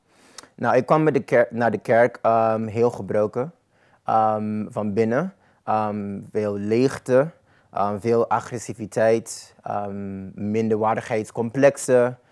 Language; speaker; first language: Dutch; non-native, local second language; Papiamento